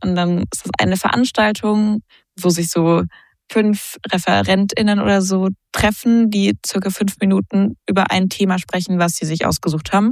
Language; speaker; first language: German; native; German